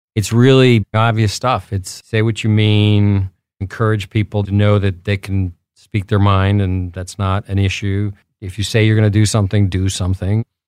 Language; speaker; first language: English; early bilingual, other home language; Spanish